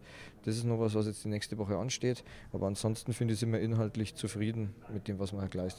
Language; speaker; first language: German; native; German